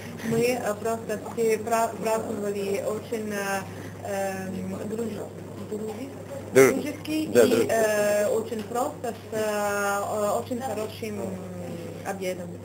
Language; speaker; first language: Russian; non-native, fluent; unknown